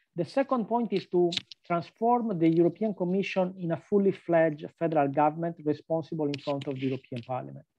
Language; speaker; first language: English; non-native, fluent; Italian